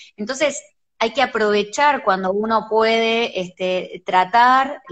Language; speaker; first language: Spanish; native; Spanish